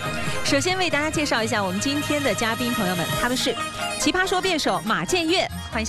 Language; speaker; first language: Chinese; native; Chinese